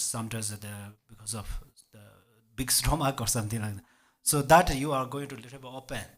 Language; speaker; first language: English; non-native, learner; Tibetan